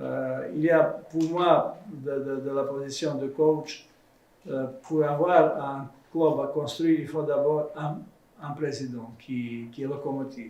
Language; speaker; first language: French; non-native, fluent; Serbian